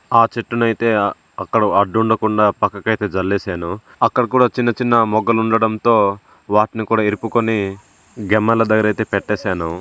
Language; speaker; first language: Telugu; non-native, local second language; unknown